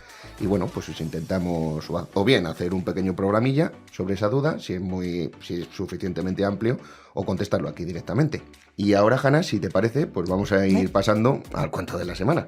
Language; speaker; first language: Spanish; native; Spanish